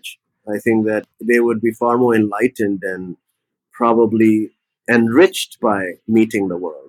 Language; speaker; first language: English; non-native, local second language; Urdu